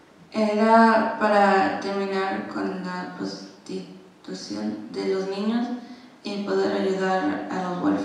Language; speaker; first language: Spanish; non-native, learner; English